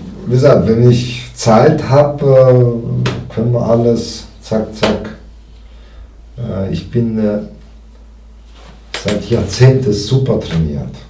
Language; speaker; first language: German; non-native, fluent; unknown